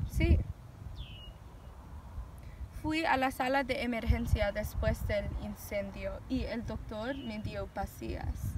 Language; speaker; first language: Spanish; non-native, learner; English